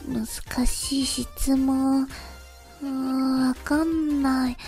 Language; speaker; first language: Japanese; non-native, learner; English